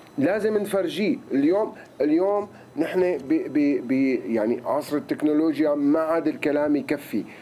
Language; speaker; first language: Arabic; native; Arabic